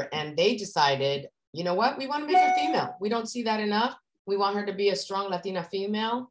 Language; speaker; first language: English; native; English